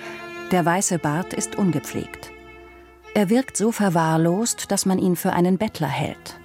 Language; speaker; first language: German; native; German